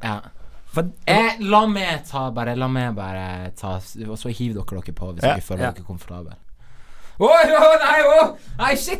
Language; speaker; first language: Norwegian; native; Norwegian